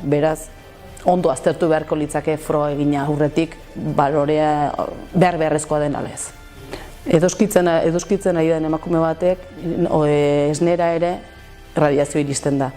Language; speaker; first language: Basque; native; Basque